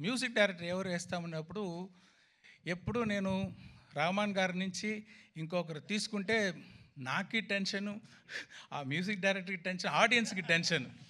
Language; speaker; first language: Telugu; non-native, fluent; Tamil